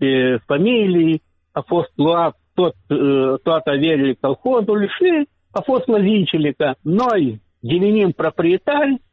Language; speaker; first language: Romanian; non-native, local second language; Russian